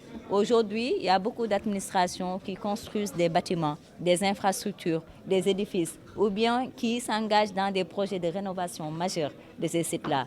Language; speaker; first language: French; non-native, local second language; Wolof